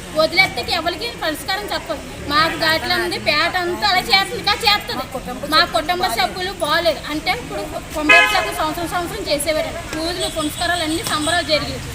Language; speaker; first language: Telugu; native; Telugu